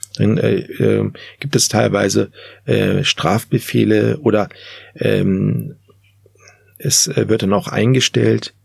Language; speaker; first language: German; early bilingual, other home language; Turkish